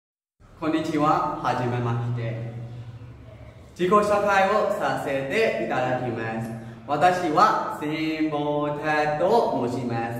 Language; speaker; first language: Japanese; non-native, learner; Burmese